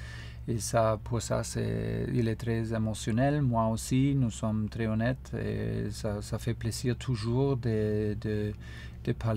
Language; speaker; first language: French; non-native, fluent; German